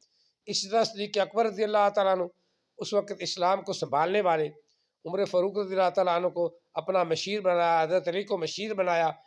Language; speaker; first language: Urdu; non-native, local second language; Punjabi